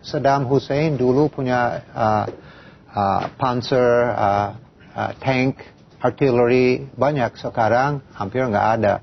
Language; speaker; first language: Indonesian; non-native, fluent; English